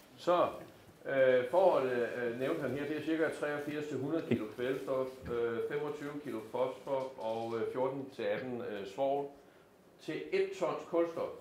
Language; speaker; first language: Danish; native; Danish